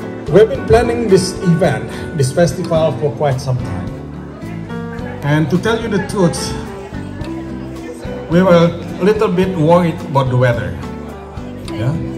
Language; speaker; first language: English; non-native, fluent; Indonesian